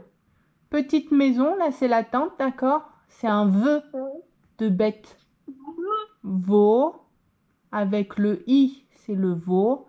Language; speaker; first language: French; native; French